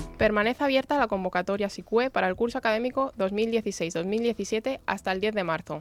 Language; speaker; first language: Spanish; native; Spanish